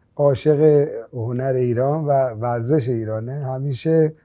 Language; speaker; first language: Persian; non-native, local second language; Armenian